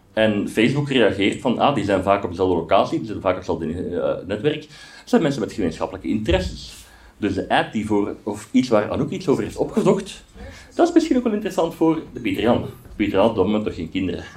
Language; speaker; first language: Dutch; native; Dutch